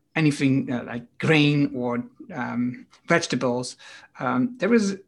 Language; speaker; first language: English; non-native, fluent; Dutch